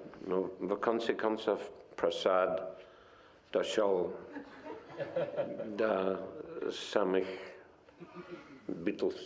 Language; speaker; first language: Russian; non-native, fluent; English